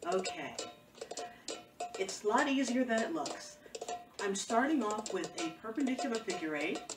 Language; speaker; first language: English; native; English